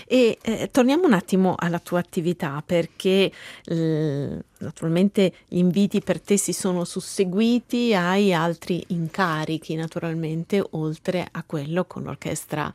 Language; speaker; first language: Italian; native; Italian